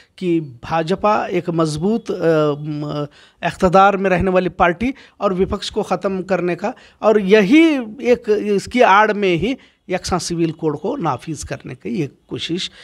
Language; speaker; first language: Hindi; non-native, local second language; Urdu